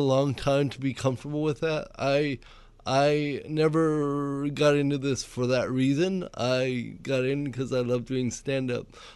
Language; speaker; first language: English; native; English